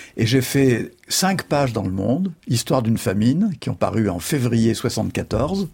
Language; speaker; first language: French; native; French